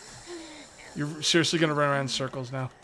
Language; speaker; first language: English; native; English